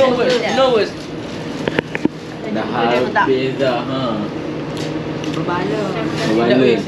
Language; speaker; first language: Malay; native; Malay